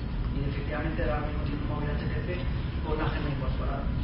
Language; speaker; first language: Spanish; native; Spanish